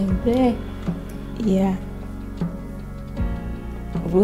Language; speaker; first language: Dutch; non-native, learner; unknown